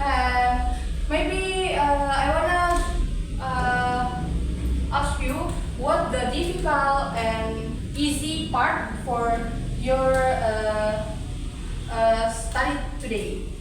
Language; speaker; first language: English; non-native, learner; Indonesian